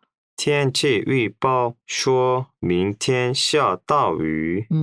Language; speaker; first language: Chinese; non-native, learner; Korean